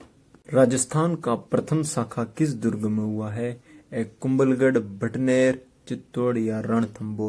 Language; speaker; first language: Hindi; native; Hindi